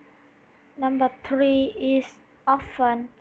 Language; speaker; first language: English; non-native, learner; Vietnamese